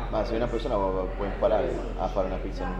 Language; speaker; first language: Italian; native; Italian